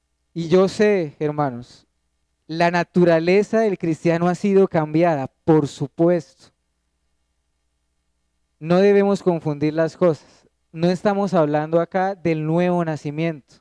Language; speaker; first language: Spanish; native; Spanish